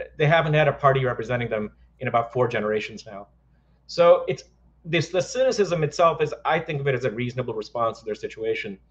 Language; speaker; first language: English; non-native, local second language; Hindi